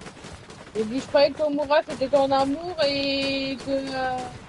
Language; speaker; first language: French; native; French